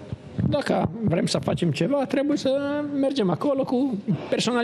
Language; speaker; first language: Romanian; non-native, learner; Italian